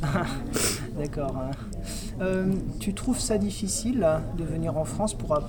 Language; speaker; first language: French; native; French